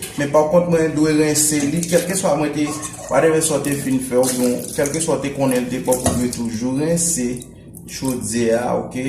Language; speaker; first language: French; non-native, local second language; Haitian Creole